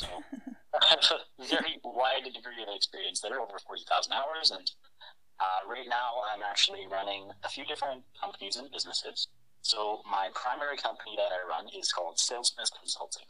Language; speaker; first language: English; native; English